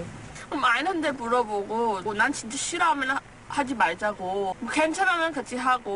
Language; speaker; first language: Korean; early bilingual, heritage; English